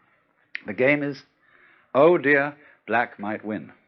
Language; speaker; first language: English; native; English